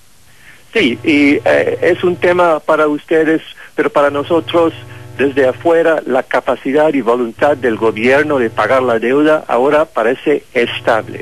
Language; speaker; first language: Spanish; non-native, fluent; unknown